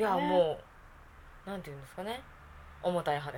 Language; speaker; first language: Japanese; native; Japanese